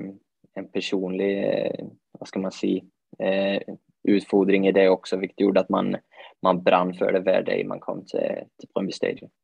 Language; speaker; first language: Swedish; native; Swedish